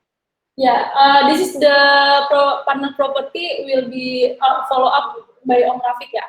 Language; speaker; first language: English; non-native, learner; Indonesian